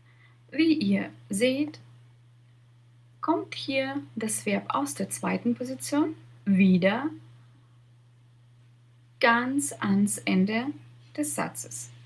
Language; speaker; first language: German; non-native, fluent; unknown